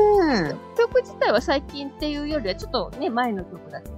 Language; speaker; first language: Japanese; native; Japanese